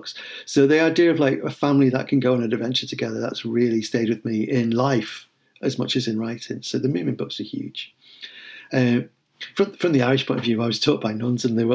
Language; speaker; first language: English; native; English